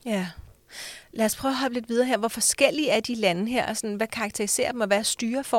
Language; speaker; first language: Danish; native; Danish